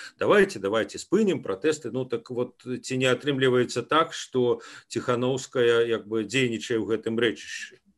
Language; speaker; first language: Belarusian; non-native, local second language; Russian